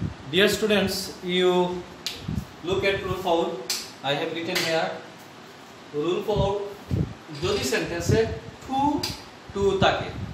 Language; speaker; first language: English; non-native, local second language; Bangla